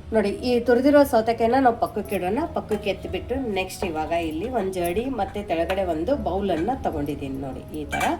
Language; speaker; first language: Kannada; native; Kannada